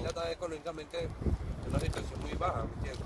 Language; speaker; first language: Spanish; native; Spanish